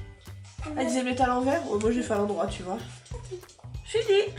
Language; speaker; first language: French; native; French